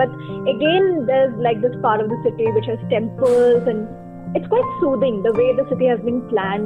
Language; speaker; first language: English; non-native, local second language; Bangla